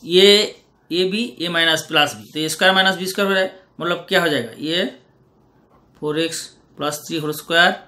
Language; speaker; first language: Hindi; non-native, local second language; Bangla